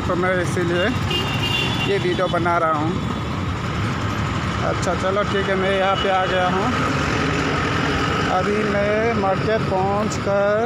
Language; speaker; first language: Hindi; non-native, local second language; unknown